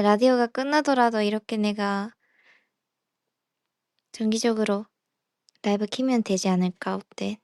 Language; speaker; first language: Korean; non-native, fluent; Japanese